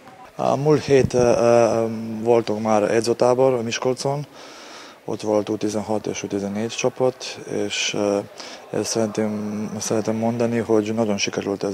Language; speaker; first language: Hungarian; non-native, learner; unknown